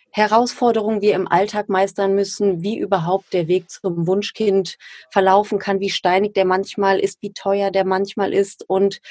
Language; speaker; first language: German; native; German